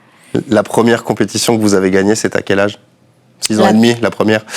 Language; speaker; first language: French; native; French